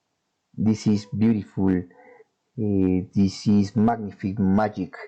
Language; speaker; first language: English; non-native, learner; Spanish